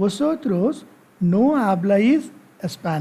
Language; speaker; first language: Spanish; non-native, learner; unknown